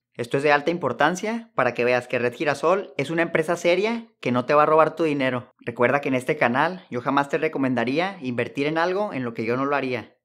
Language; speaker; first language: Spanish; native; Spanish